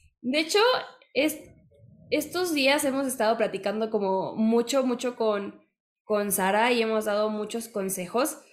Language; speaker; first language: Spanish; native; Spanish